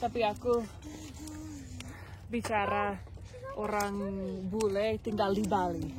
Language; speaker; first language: Indonesian; non-native, learner; English